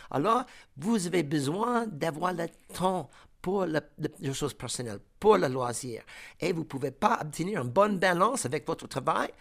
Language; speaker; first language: French; non-native, fluent; English